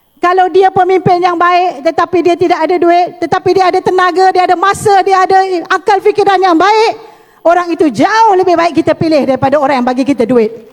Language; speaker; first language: Malay; native; Malay